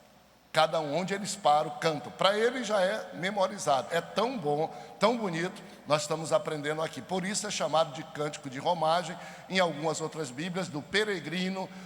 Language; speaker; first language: Portuguese; native; Portuguese